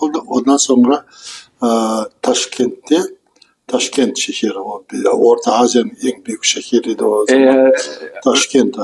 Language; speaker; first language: Turkish; non-native, learner; Kazakh